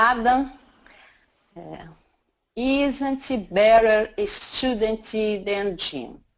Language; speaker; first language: English; non-native, learner; Portuguese